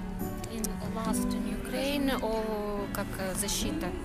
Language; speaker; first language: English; non-native, learner; Ukrainian